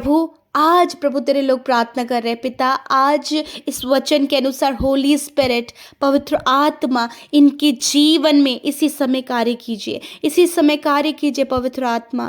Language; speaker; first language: Hindi; native; Hindi